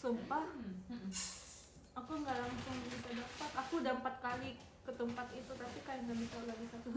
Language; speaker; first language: Indonesian; early bilingual, heritage; Indonesian